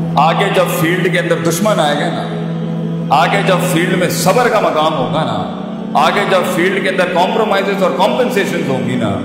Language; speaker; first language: Urdu; non-native, local second language; Punjabi